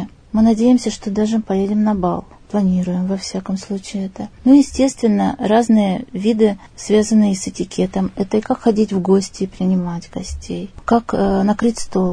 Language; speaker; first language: Russian; native; Russian